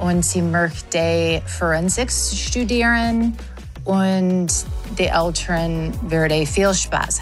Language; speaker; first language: German; non-native, learner; English